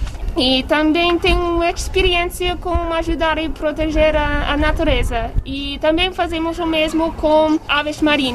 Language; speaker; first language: Portuguese; non-native, learner; English